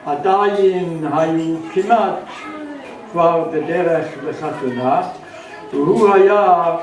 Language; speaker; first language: Hebrew; non-native, fluent; German